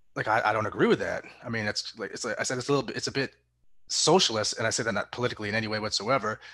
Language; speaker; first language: English; native; English